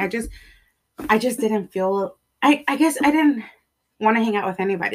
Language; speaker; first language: English; early bilingual, other home language; Spanish